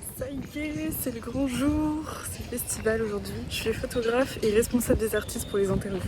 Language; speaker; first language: French; native; French